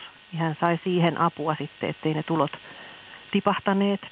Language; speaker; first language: Finnish; native; Finnish